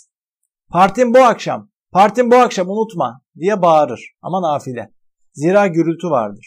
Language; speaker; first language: Turkish; native; Turkish